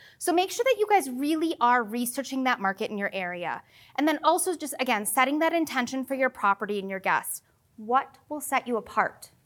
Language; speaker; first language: English; native; English